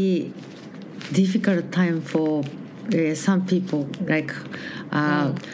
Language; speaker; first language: English; non-native, learner; Japanese